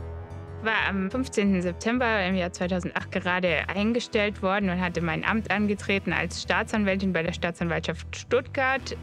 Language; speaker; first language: German; native; German